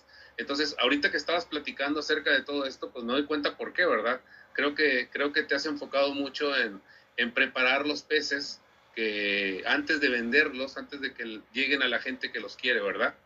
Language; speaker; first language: Spanish; native; Spanish